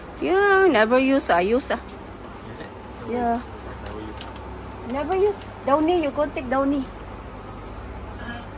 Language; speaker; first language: English; non-native, learner; Filipino